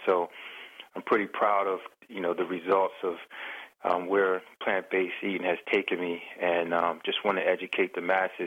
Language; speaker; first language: English; native; English